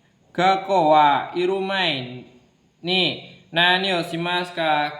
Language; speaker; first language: Japanese; non-native, learner; Indonesian